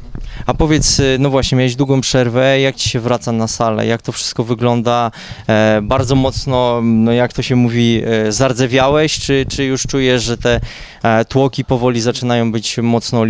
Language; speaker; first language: Polish; native; Polish